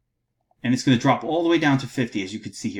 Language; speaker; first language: English; native; English